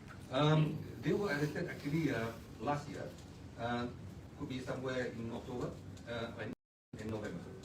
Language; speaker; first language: English; non-native, local second language; Malay